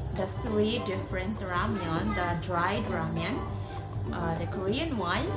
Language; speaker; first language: English; non-native, local second language; Cebuano